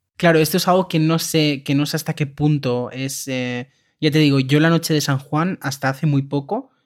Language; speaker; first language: Spanish; native; Spanish